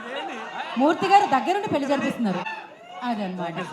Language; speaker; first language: Telugu; native; Telugu